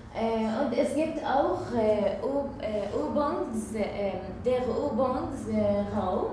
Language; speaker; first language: German; non-native, learner; Arabic